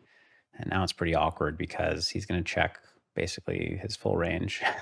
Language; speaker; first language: English; native; English